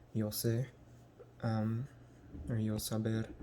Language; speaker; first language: Spanish; non-native, learner; English